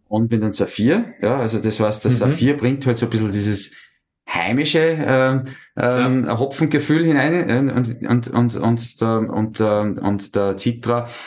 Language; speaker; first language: German; native; German